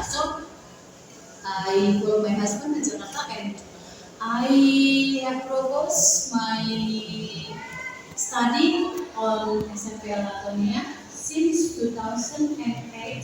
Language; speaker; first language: English; non-native, learner; Indonesian